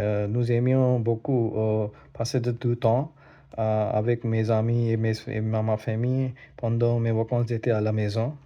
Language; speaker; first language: French; non-native, learner; Hindi